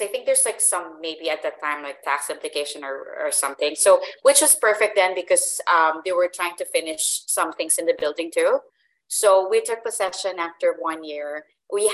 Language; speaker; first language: English; non-native, local second language; Filipino